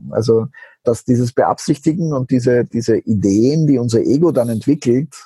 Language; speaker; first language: German; native; German